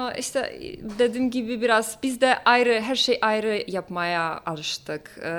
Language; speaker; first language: Turkish; non-native, fluent; Polish